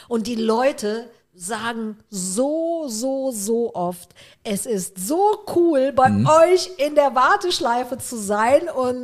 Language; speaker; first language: German; native; German